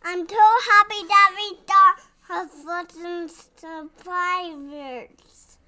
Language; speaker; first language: English; native; English